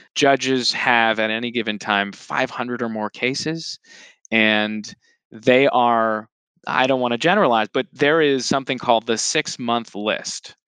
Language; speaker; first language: English; native; English